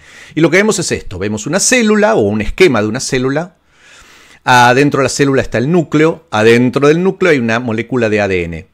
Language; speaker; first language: Spanish; native; Spanish